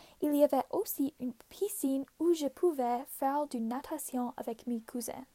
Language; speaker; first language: French; non-native, local second language; English